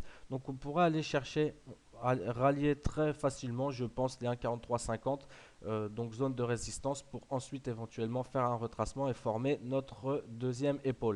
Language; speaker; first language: French; native; French